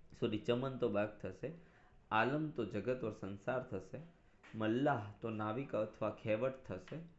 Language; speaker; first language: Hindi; non-native, local second language; Gujarati